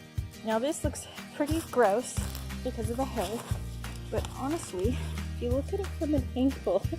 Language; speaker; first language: English; native; English